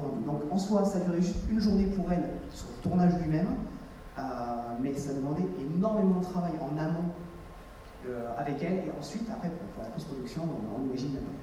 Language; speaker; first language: French; native; French